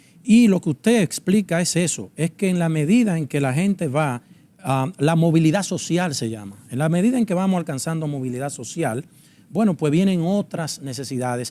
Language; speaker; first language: Spanish; native; Spanish